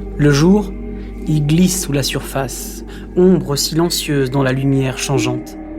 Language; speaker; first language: French; native; French